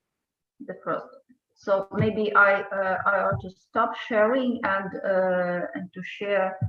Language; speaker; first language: English; non-native, fluent; Ukrainian